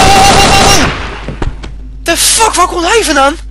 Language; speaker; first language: Dutch; native; Dutch